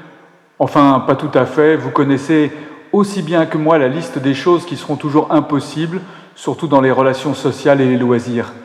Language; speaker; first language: French; native; French